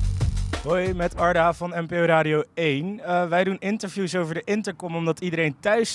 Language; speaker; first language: Dutch; native; Dutch